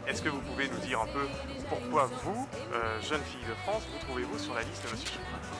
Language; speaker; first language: French; native; French